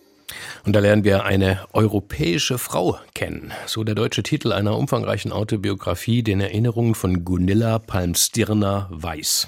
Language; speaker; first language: German; native; German